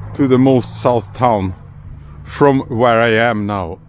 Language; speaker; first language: English; non-native, fluent; Swedish